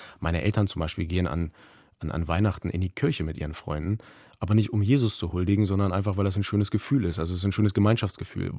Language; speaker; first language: German; native; German